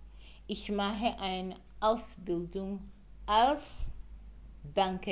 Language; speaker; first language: German; non-native, learner; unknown